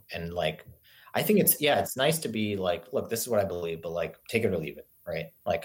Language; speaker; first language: English; native; English